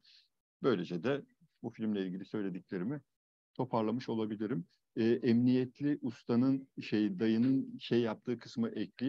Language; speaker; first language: Turkish; native; Turkish